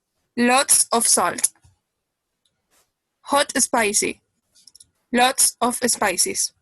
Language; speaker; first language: English; non-native, learner; Spanish